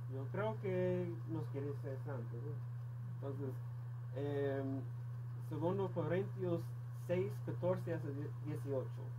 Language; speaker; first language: Spanish; non-native, fluent; English